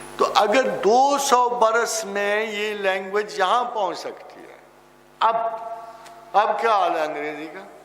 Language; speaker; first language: Urdu; non-native, local second language; Punjabi